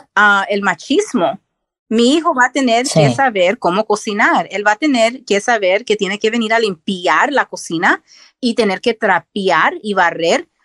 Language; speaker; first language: Spanish; early bilingual, heritage; Spanish